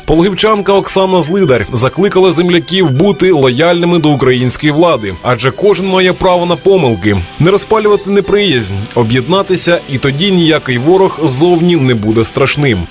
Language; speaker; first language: Ukrainian; native; Ukrainian